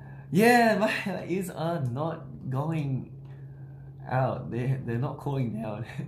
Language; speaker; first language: English; early bilingual, other home language; Korean